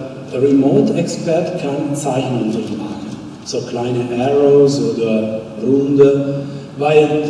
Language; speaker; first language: German; non-native, fluent; Italian